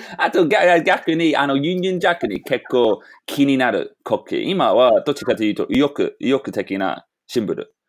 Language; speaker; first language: Japanese; non-native, fluent; English